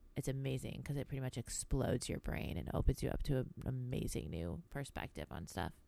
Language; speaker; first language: English; early bilingual, other home language; Greek